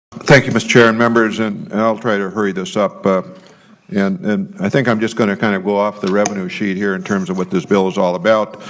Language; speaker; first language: English; native; English